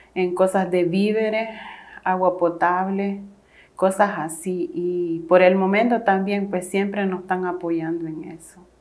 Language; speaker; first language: Spanish; native; Spanish